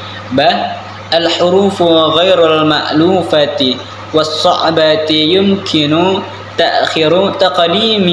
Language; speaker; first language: Arabic; non-native, learner; Indonesian